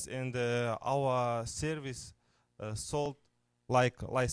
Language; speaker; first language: English; non-native, learner; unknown